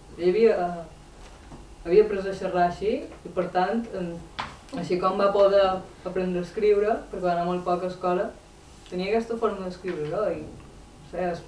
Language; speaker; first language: Catalan; native; Catalan